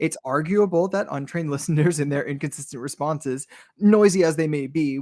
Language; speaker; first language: English; native; English